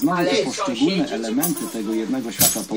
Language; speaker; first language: Polish; native; Polish